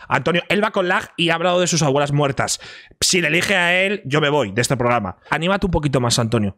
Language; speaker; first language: Spanish; native; Spanish